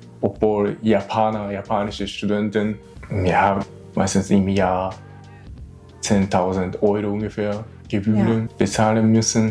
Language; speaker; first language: German; non-native, learner; Japanese